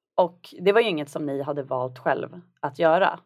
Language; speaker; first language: Swedish; native; Swedish